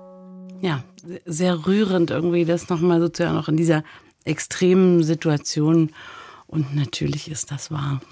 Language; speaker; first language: German; native; German